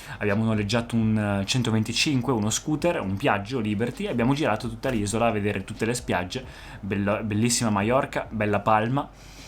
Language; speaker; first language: Italian; native; Italian